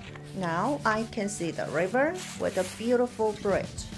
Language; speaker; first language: English; non-native, fluent; Korean